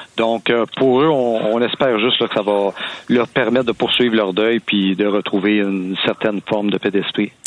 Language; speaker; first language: French; native; French